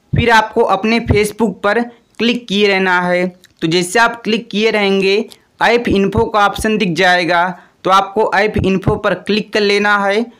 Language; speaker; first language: Hindi; native; Hindi